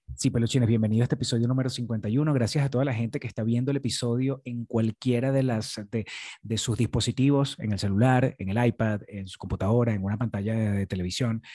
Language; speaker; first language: Spanish; native; Spanish